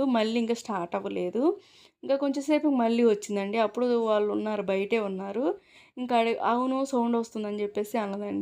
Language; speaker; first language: Telugu; native; Telugu